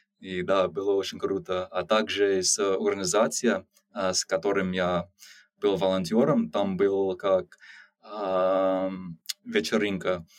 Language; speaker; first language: Russian; non-native, learner; English